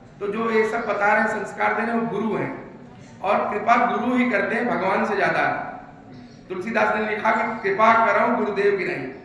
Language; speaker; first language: Hindi; native; Hindi